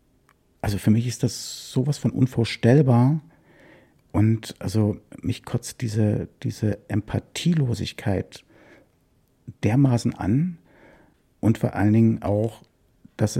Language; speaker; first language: German; native; German